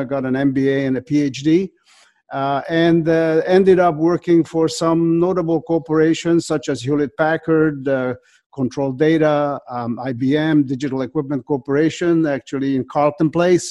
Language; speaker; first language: English; non-native, fluent; Slovak